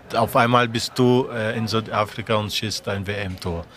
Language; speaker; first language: German; non-native, fluent; Portuguese